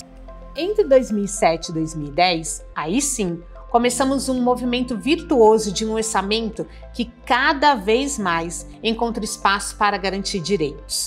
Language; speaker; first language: Portuguese; native; Portuguese